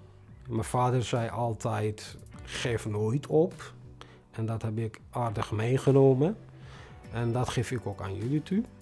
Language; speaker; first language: Dutch; non-native, fluent; Tigrinya